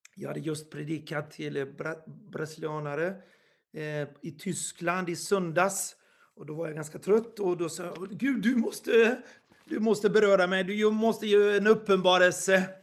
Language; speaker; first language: Swedish; non-native, fluent; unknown